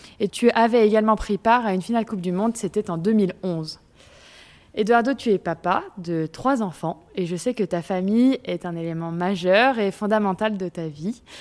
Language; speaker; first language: French; native; French